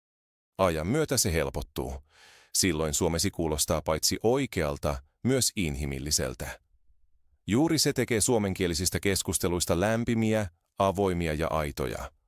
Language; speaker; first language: Finnish; non-native, fluent; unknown